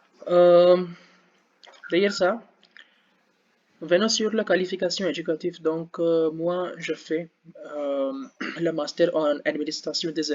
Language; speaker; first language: French; non-native, learner; Hindi